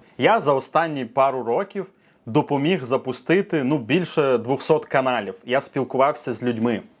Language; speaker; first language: Ukrainian; non-native, local second language; Russian